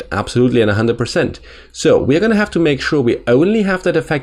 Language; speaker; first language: English; non-native, fluent; German